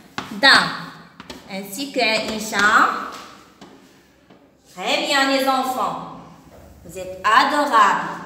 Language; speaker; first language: French; non-native, local second language; Arabic